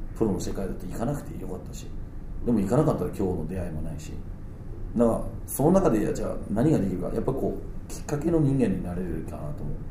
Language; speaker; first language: Japanese; non-native, fluent; Danish